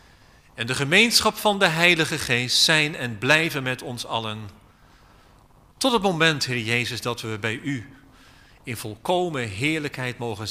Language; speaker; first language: Dutch; native; Dutch